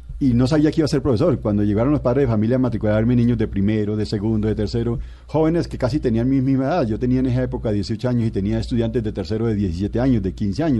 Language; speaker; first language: Spanish; native; Spanish